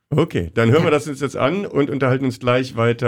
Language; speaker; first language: German; native; German